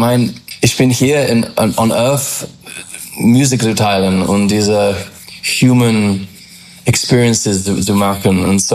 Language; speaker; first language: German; non-native, fluent; English